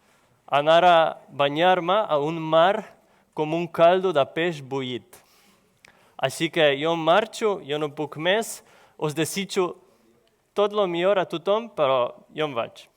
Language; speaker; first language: Catalan; non-native, local second language; Spanish